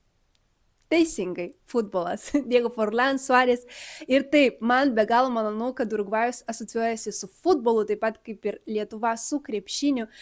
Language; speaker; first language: Lithuanian; early bilingual, other home language; Spanish